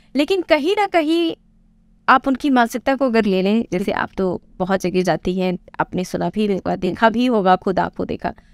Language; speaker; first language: Hindi; native; Hindi